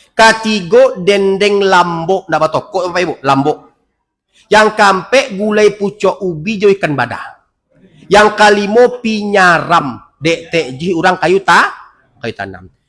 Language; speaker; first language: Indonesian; non-native, local second language; Minangkabau